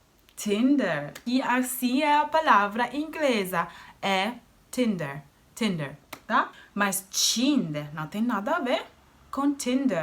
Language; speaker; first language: Portuguese; non-native, fluent; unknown